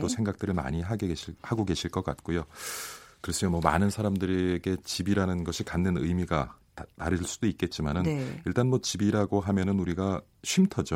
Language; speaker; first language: Korean; native; Korean